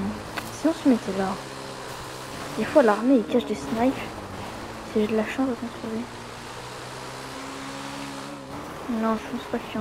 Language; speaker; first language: French; native; French